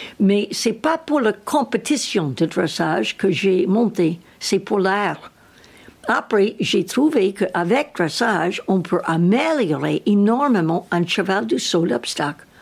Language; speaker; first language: French; non-native, learner; English